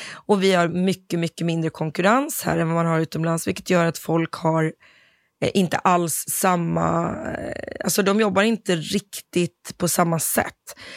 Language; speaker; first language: Swedish; early bilingual, other home language; English